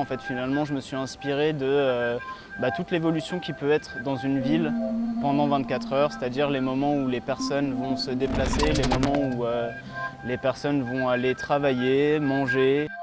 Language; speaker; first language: French; native; French